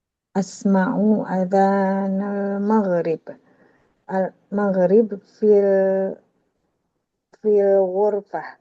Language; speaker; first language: Arabic; non-native, learner; Indonesian